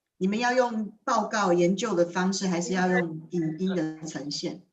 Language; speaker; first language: Chinese; native; Chinese